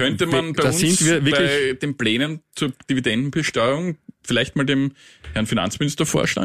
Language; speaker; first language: German; native; German